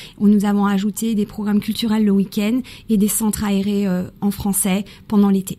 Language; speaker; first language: French; early bilingual, other home language; Spanish